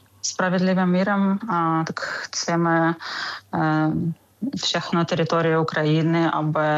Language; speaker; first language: Czech; non-native, learner; Ukrainian